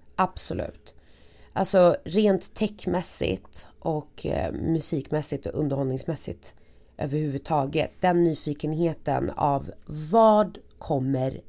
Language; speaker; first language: Swedish; early bilingual, other home language; Arabic